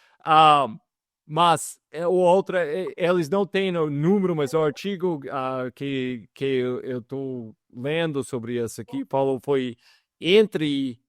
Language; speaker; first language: Portuguese; non-native, fluent; English